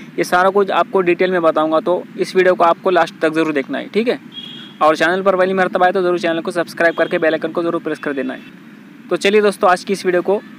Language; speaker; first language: Hindi; non-native, local second language; Marathi